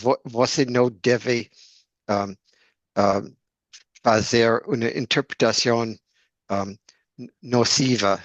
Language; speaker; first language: Portuguese; non-native, learner; English